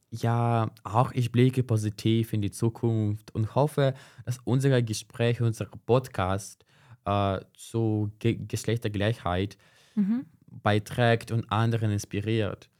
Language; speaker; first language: German; non-native, fluent; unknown